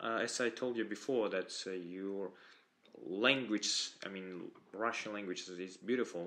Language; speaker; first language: English; non-native, fluent; Russian